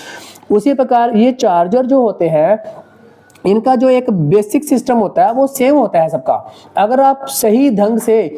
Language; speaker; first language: Hindi; native; Hindi